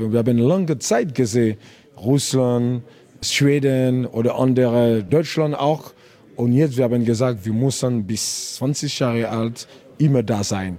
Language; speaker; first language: German; non-native, learner; French